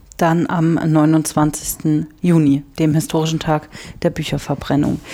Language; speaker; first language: German; native; German